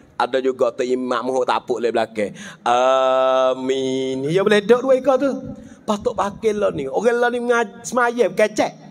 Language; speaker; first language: Malay; native; Malay